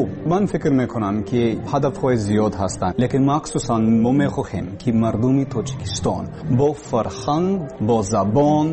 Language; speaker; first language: Persian; non-native, learner; English